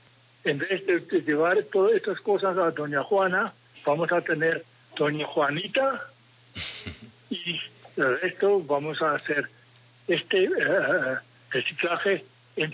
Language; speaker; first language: Spanish; non-native, fluent; English